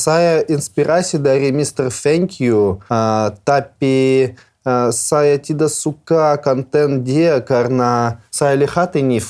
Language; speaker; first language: Indonesian; non-native, learner; Russian